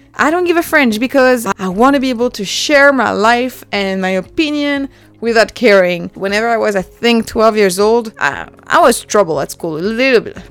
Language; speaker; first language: English; non-native, fluent; French